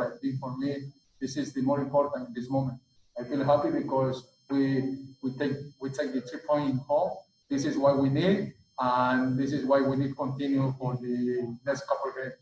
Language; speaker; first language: English; non-native, learner; Spanish